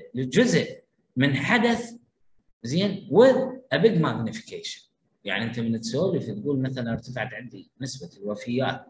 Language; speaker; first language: Arabic; native; Arabic